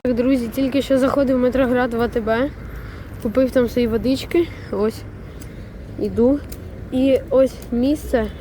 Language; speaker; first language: Ukrainian; non-native, local second language; Russian